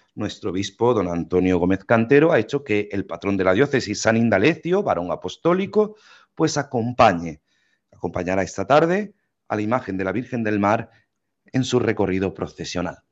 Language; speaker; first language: Spanish; native; Spanish